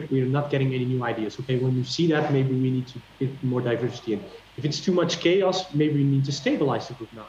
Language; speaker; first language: English; non-native, fluent; Dutch